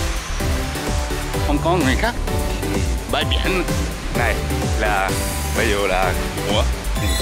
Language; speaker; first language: Vietnamese; non-native, learner; Japanese